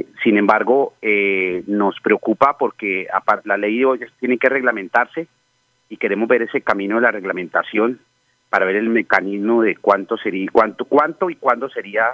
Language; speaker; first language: Spanish; native; Spanish